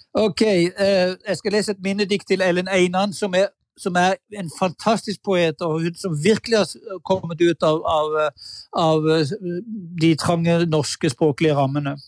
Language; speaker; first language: Norwegian; native; Norwegian